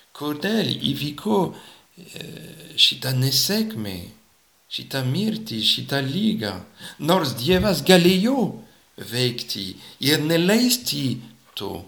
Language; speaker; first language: Lithuanian; non-native, fluent; French